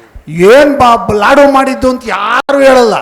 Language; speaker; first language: Kannada; native; Kannada